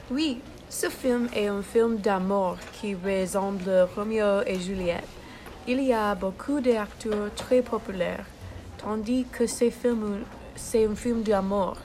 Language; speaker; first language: French; non-native, learner; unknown